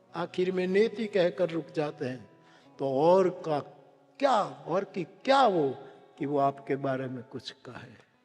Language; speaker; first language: Hindi; non-native, local second language; Gujarati